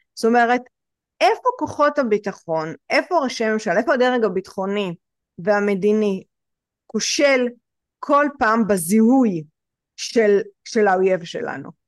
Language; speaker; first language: Hebrew; native; Hebrew